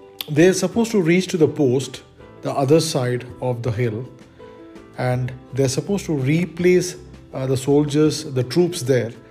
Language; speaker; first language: English; non-native, local second language; Malayalam